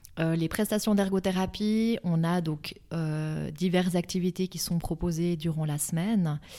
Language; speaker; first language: French; native; French